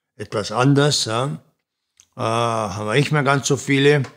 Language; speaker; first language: German; native; German